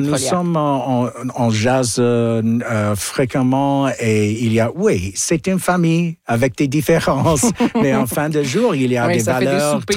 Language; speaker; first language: French; non-native, local second language; English